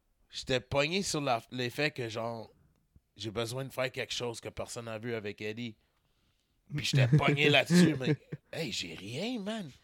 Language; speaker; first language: French; native; French